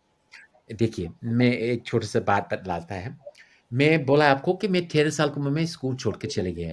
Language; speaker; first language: Hindi; non-native, fluent; English